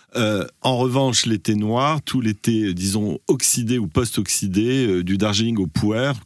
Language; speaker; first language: French; non-native, fluent; English